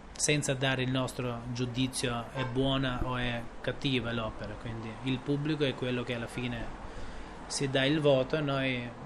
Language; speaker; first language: Italian; non-native, fluent; Albanian